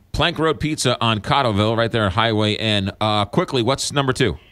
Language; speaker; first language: English; native; English